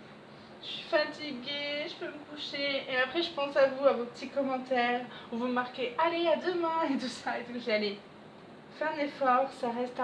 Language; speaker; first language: French; native; French